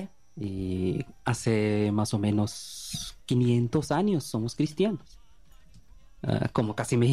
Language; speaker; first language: Spanish; non-native, learner; Bangla